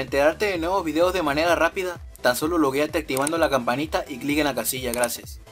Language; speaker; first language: Spanish; native; Spanish